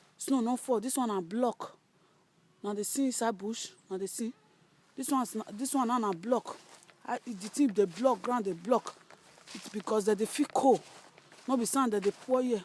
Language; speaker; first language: Nigerian Pidgin; native; Nigerian Pidgin